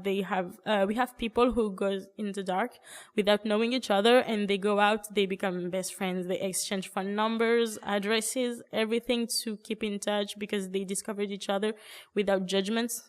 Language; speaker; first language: English; early bilingual, other home language; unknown